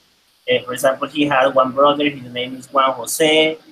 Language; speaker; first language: English; non-native, learner; Spanish